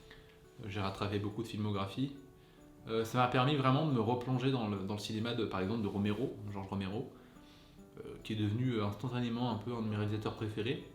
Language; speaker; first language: French; native; French